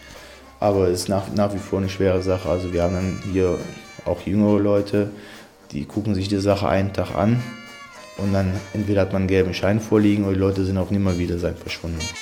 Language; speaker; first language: German; native; German